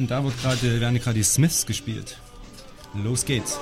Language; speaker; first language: German; native; German